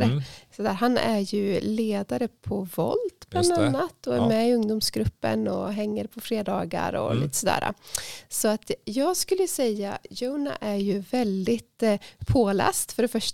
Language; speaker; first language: Swedish; native; Swedish